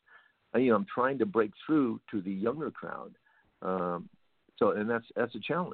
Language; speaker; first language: English; native; English